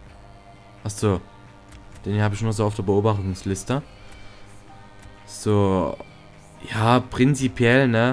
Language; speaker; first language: German; native; German